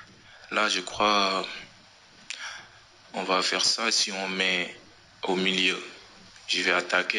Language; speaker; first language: French; non-native, local second language; Wolof